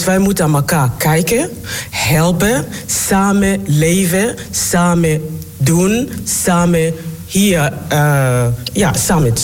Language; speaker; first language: Dutch; non-native, learner; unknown